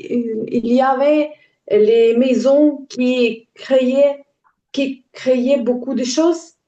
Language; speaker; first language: French; non-native, learner; Ukrainian